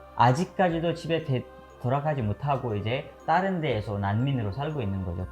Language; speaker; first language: Korean; non-native, fluent; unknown